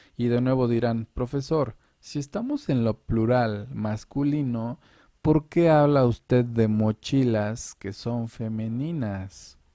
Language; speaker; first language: Spanish; native; Spanish